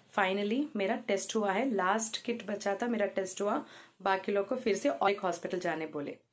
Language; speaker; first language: Hindi; non-native, local second language; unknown